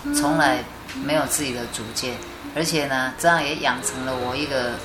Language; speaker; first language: Chinese; native; Chinese